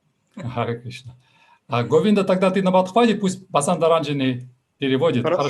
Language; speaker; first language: Russian; native; Russian